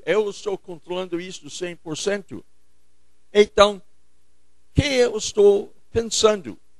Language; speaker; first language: Portuguese; non-native, fluent; English